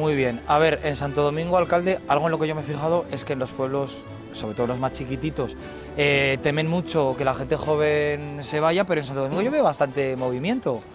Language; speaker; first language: Spanish; native; Spanish